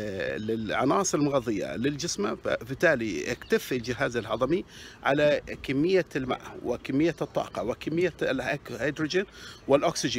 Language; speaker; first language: Arabic; native; Arabic